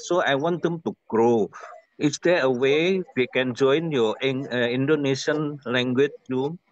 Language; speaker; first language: English; non-native, learner; Indonesian